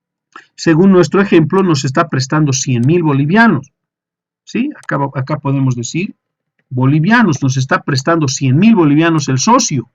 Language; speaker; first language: Spanish; native; Spanish